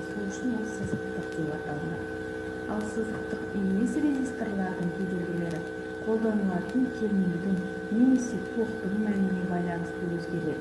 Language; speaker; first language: Kazakh; native; Kazakh